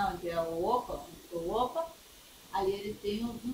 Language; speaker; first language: Portuguese; native; Portuguese